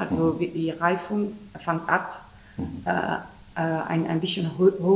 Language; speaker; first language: German; non-native, learner; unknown